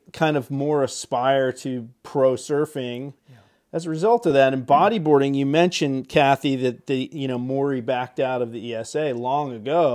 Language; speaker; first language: English; native; English